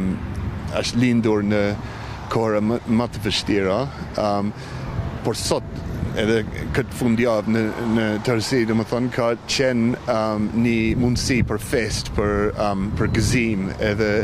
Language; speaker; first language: Albanian; non-native, fluent; English